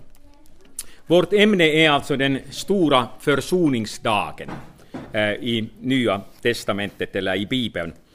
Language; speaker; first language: Swedish; non-native, fluent; Finnish